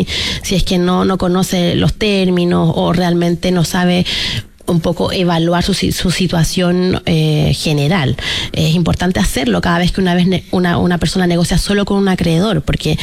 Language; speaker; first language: Spanish; native; Spanish